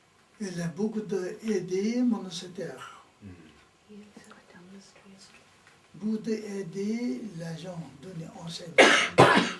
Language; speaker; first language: French; non-native, learner; Tibetan